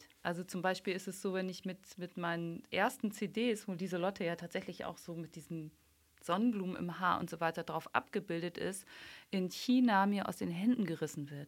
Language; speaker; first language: German; native; German